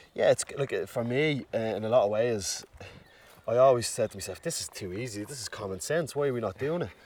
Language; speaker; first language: English; native; English